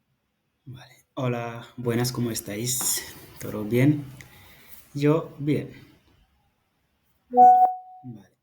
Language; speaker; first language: Spanish; non-native, fluent; Fula